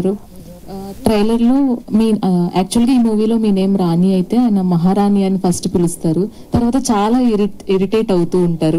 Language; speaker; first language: Telugu; non-native, fluent; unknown